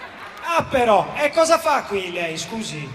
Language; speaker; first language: Italian; native; Italian